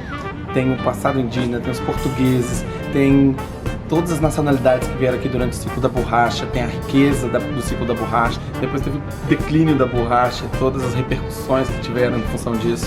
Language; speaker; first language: Portuguese; native; Portuguese